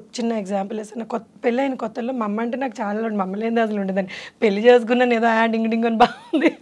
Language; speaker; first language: Telugu; native; Telugu